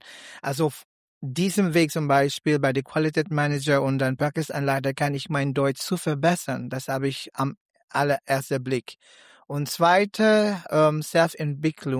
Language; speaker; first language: German; non-native, learner; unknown